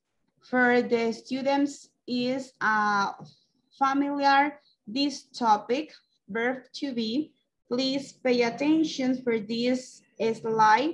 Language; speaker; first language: English; non-native, local second language; Spanish